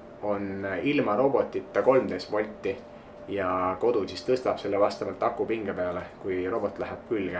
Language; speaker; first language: Estonian; native; Estonian